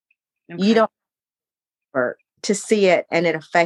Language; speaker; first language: English; native; English